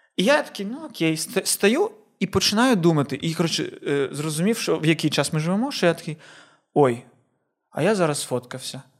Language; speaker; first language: Ukrainian; non-native, local second language; Russian